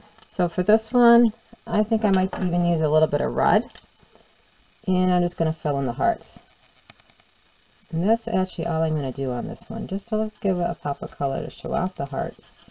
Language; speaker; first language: English; native; English